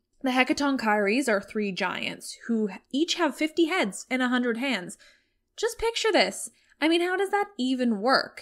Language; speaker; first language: English; native; English